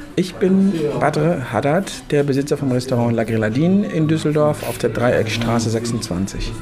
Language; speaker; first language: German; non-native, fluent; Arabic